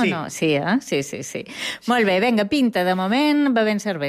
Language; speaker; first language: Catalan; native; Catalan